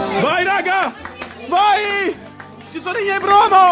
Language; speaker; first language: Italian; native; Italian